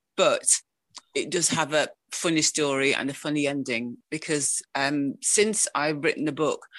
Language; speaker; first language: English; native; English